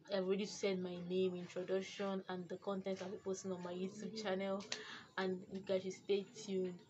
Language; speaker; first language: English; non-native, local second language; Igbo